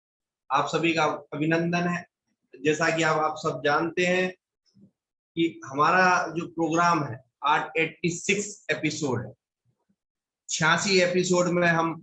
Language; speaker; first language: Hindi; native; Hindi